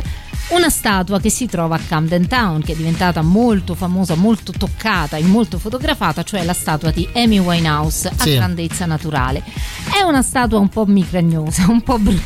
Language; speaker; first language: Italian; native; Italian